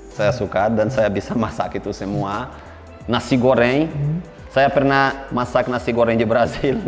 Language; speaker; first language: Indonesian; non-native, fluent; Portuguese